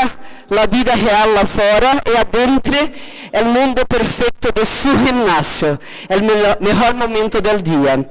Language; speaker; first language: Spanish; non-native, fluent; Portuguese